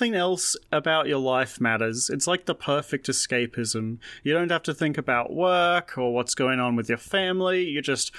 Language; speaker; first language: English; native; English